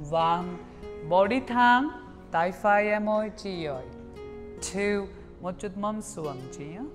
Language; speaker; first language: Vietnamese; non-native, learner; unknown